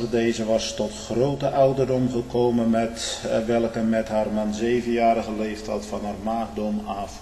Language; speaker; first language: Dutch; native; Dutch